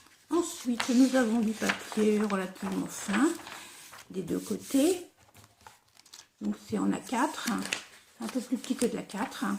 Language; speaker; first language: French; native; French